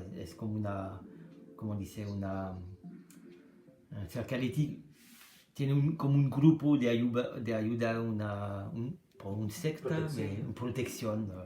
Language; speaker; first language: Spanish; non-native, learner; French